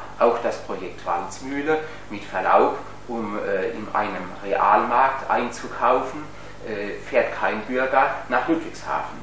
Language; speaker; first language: German; native; German